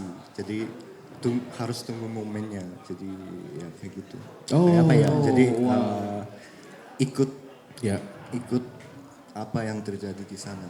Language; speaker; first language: Indonesian; early bilingual, heritage; Japanese